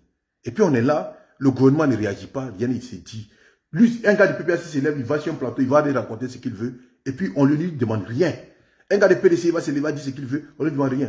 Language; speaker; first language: French; native; French